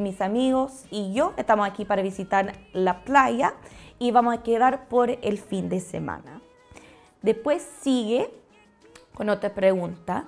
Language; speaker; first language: Spanish; non-native, fluent; English